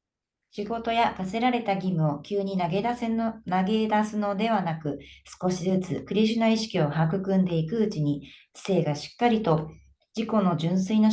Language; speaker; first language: Japanese; native; Japanese